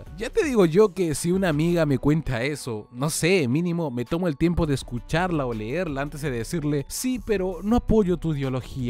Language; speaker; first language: Spanish; native; Spanish